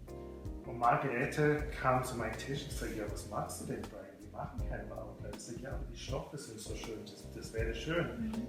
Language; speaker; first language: German; non-native, fluent; English